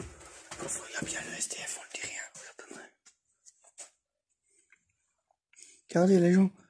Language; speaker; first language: French; native; French